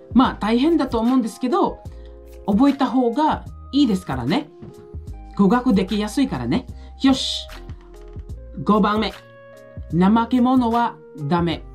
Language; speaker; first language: Japanese; non-native, fluent; Filipino